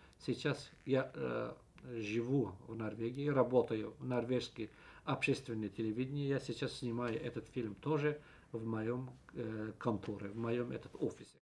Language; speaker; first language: Russian; non-native, local second language; Azerbaijani